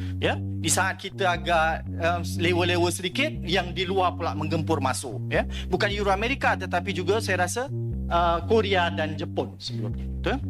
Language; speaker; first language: Malay; native; Malay